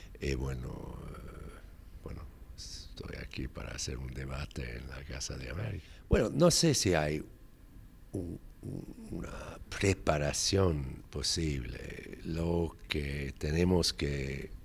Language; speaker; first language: Spanish; non-native, fluent; English